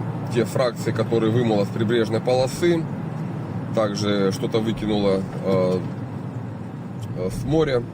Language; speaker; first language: Russian; native; Russian